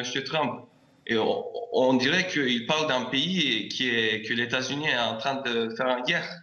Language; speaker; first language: French; non-native, fluent; Turkish